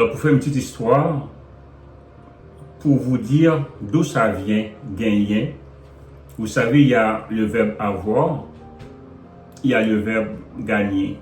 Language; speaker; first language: French; non-native, local second language; Haitian Creole